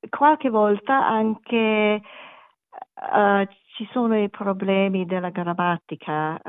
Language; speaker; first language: Italian; non-native, learner; English